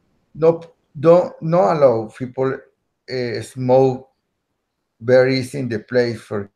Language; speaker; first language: English; non-native, learner; Spanish